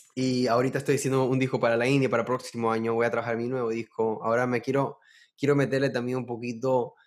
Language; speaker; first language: Spanish; early bilingual, heritage; Spanish